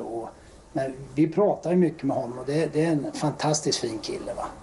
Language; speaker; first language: Swedish; native; Swedish